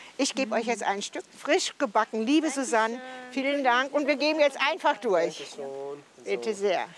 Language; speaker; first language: German; native; German